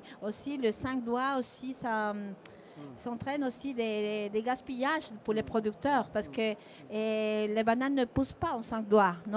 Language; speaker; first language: French; non-native, fluent; Spanish